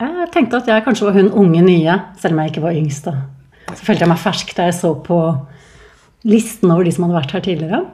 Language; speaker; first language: Norwegian; native; Norwegian